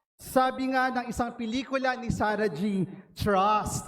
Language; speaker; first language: Filipino; native; Filipino